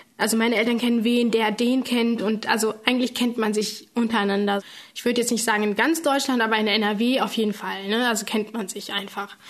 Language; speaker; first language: German; early bilingual, other home language; Tamil